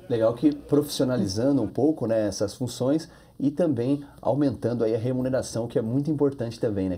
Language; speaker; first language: Portuguese; native; Portuguese